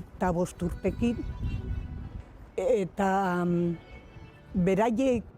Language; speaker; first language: Basque; non-native, local second language; Spanish